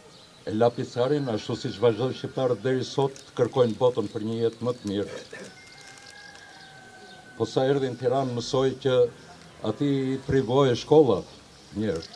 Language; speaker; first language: Albanian; native; Albanian